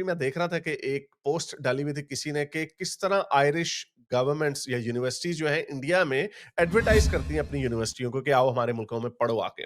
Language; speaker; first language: Urdu; native; Urdu